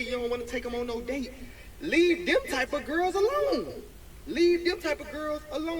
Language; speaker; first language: English; native; English